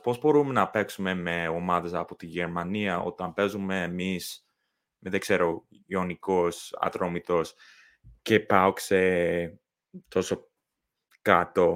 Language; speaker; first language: Greek; non-native, learner; English